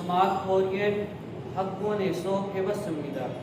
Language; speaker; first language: Korean; non-native, learner; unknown